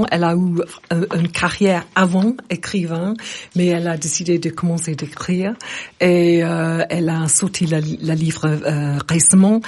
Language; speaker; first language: French; non-native, fluent; English